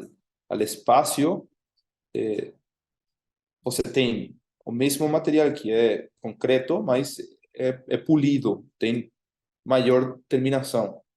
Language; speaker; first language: Portuguese; non-native, fluent; Spanish